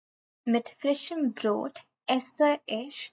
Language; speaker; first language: German; non-native, learner; Hindi